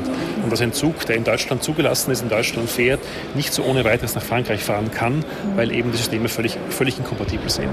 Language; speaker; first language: German; native; German